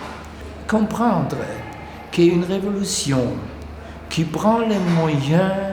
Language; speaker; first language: French; non-native, learner; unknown